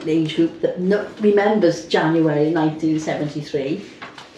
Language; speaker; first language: English; native; English